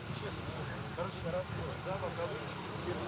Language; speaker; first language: Russian; native; Russian